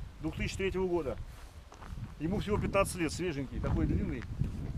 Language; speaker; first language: Russian; native; Russian